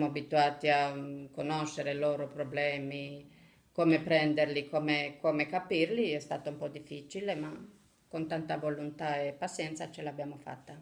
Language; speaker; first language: Italian; non-native, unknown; Romanian